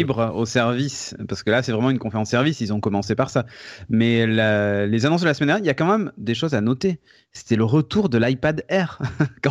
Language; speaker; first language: French; native; French